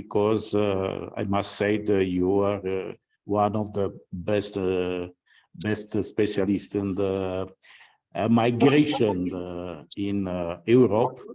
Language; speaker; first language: English; non-native, fluent; Romanian